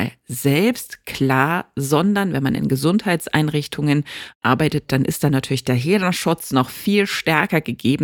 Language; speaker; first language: German; native; German